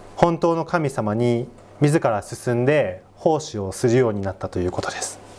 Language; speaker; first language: Japanese; native; Japanese